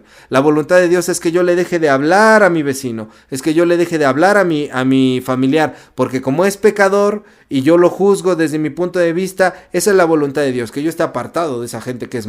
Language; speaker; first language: Spanish; native; Spanish